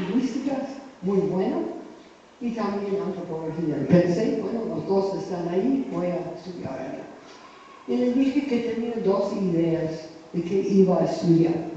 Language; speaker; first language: Spanish; non-native, fluent; English